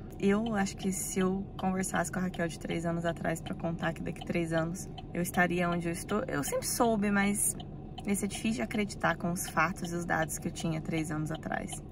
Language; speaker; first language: Portuguese; native; Portuguese